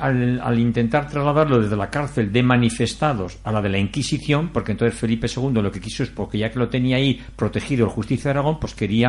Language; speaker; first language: Spanish; native; Spanish